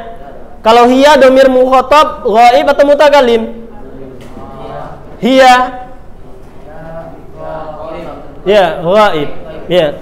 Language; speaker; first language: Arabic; non-native, fluent; Indonesian